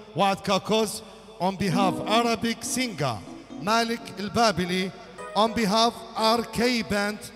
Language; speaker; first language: English; non-native, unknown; Assyrian Neo-Aramaic